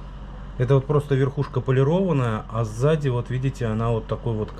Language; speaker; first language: Russian; native; Russian